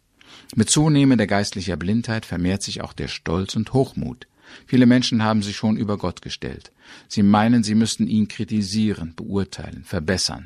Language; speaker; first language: German; native; German